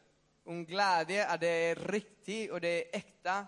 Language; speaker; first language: Swedish; non-native, fluent; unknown